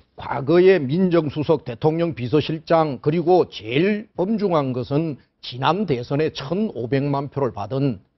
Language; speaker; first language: Korean; native; Korean